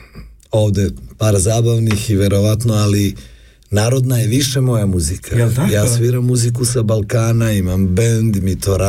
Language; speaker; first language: Serbian; native; Serbian